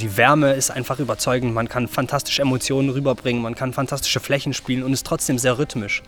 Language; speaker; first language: German; native; German